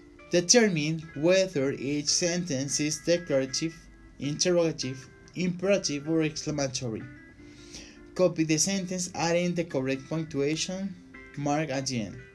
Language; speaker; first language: English; non-native, fluent; Spanish